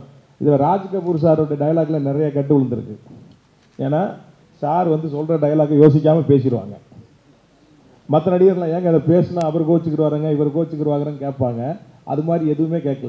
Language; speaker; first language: Tamil; native; Tamil